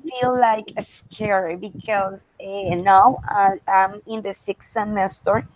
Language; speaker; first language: English; non-native, learner; Spanish